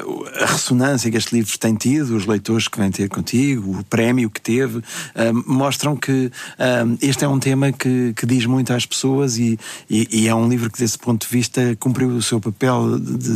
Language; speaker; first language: Portuguese; native; Portuguese